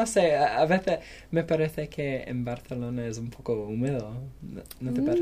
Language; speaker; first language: Spanish; non-native, learner; English